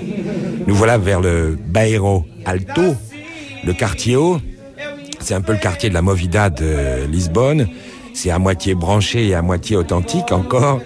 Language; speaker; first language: French; native; French